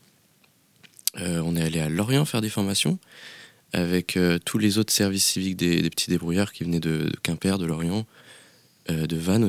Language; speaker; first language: French; native; French